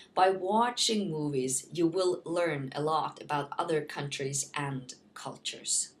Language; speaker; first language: English; non-native, fluent; Norwegian